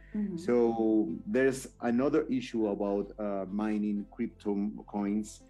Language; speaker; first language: English; non-native, fluent; Spanish